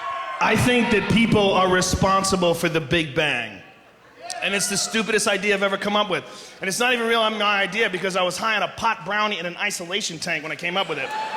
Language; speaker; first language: English; native; English